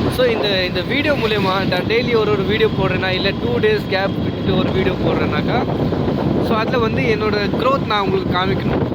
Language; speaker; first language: Tamil; early bilingual, heritage; Tamil